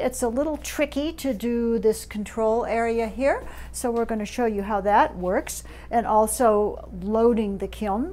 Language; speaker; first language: English; native; English